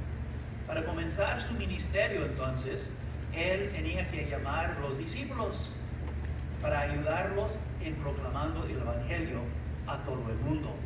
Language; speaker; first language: Spanish; early bilingual, heritage; English